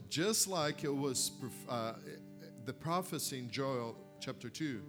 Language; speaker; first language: English; non-native, fluent; Portuguese